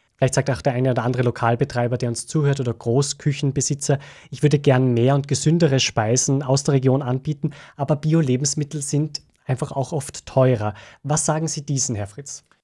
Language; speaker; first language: German; native; German